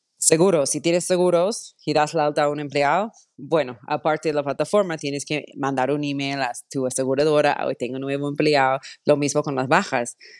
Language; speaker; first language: Spanish; non-native, fluent; English